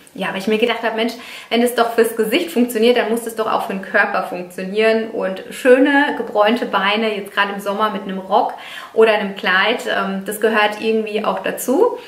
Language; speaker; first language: German; non-native, fluent; Italian